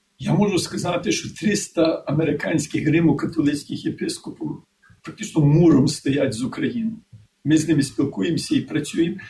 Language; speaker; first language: Ukrainian; early bilingual, heritage; Ukrainian